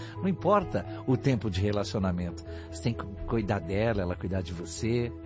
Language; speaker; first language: Portuguese; native; Portuguese